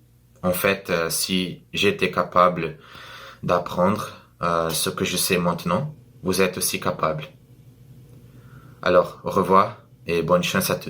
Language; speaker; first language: French; non-native, learner; Portuguese